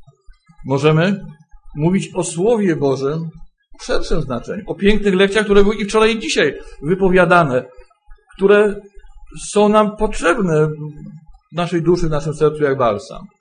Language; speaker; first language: Polish; native; Polish